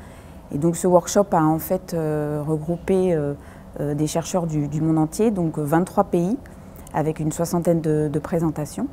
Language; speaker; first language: French; native; French